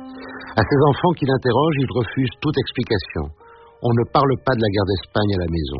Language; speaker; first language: French; native; French